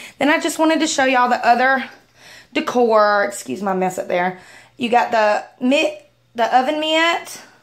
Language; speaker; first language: English; native; English